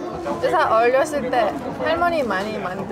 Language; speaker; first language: Korean; non-native, learner; Thai